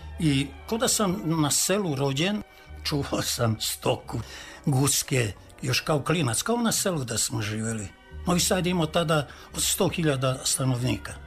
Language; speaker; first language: Serbian; native; Serbian